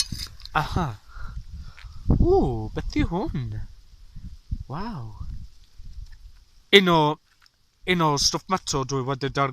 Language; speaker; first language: Welsh; non-native, learner; English